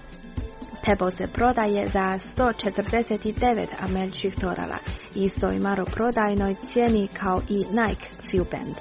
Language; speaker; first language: Croatian; native; Croatian